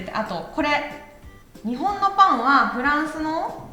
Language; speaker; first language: Japanese; native; Japanese